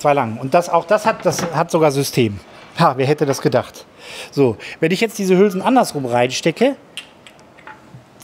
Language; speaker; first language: German; native; German